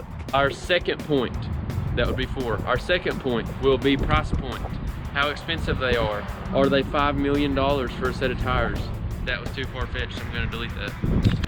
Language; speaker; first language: English; native; English